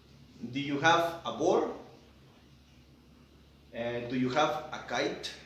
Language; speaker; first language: English; non-native, fluent; Spanish